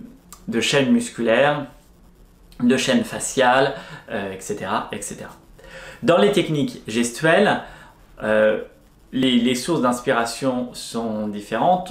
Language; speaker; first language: French; native; French